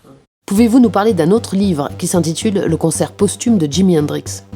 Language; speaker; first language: French; native; French